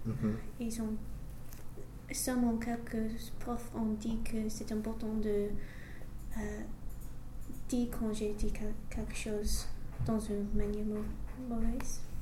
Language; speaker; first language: French; non-native, learner; English